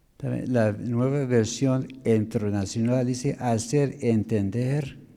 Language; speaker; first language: Spanish; non-native, fluent; English